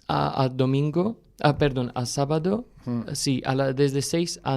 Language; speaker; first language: Spanish; non-native, fluent; Armenian